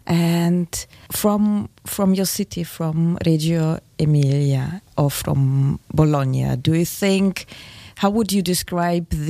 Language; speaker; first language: English; non-native, fluent; German